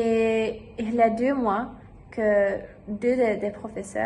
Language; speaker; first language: French; non-native, learner; German